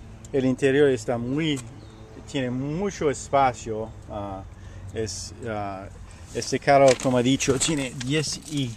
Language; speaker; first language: Spanish; non-native, learner; French